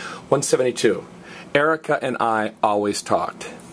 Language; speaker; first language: English; native; English